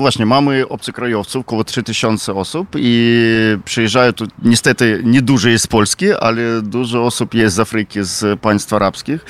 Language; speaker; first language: Polish; non-native, fluent; Ukrainian